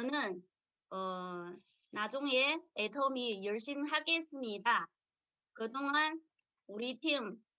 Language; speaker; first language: Korean; non-native, learner; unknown